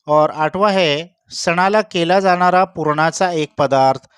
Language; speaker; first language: Hindi; non-native, local second language; Marathi